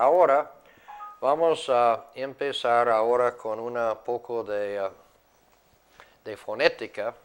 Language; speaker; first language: Spanish; non-native, fluent; English